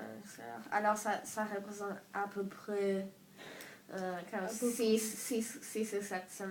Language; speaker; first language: French; non-native, learner; English